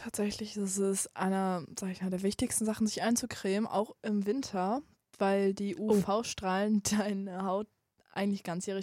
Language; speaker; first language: German; native; German